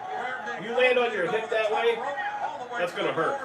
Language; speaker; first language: English; native; English